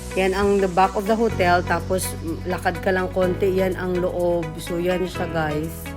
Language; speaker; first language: Filipino; non-native, local second language; Cebuano